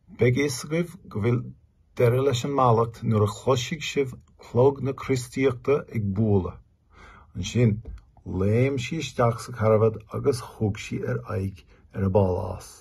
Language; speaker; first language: Irish; non-native, local second language; English